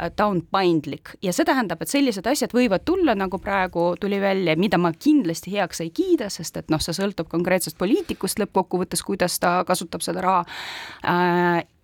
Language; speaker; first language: Estonian; non-native, local second language; Russian